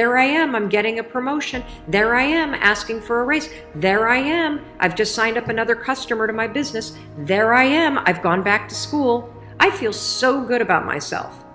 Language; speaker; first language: English; native; English